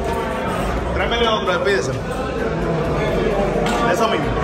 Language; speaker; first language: Spanish; native; Spanish